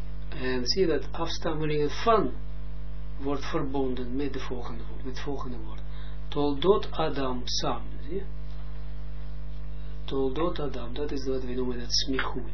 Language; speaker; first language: Dutch; non-native, fluent; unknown